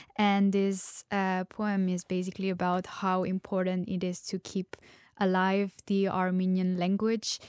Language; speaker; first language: English; non-native, fluent; Armenian